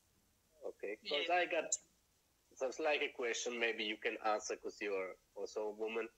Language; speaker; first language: English; non-native, fluent; German